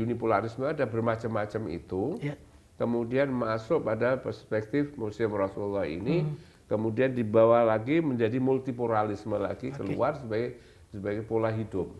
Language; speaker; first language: Indonesian; native; Indonesian